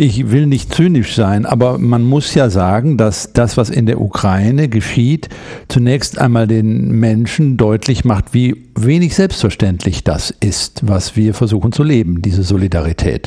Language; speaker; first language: German; native; German